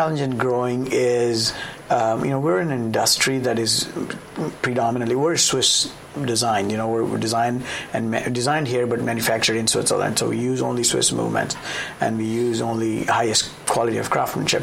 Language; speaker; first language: English; non-native, local second language; Gujarati